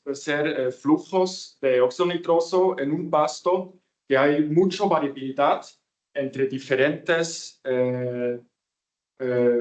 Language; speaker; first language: Spanish; non-native, fluent; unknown